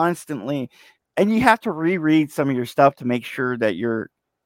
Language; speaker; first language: English; native; English